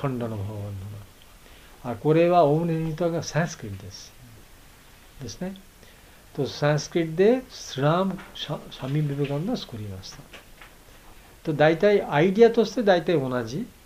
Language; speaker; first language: Japanese; non-native, learner; Bangla